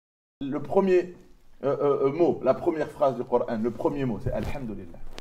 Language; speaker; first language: French; native; French